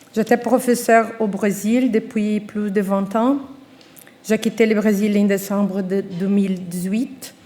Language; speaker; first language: French; non-native, fluent; Portuguese